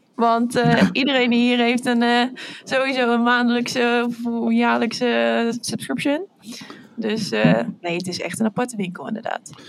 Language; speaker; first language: Dutch; native; Dutch